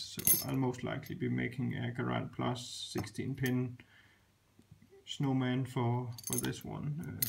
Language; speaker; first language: English; non-native, fluent; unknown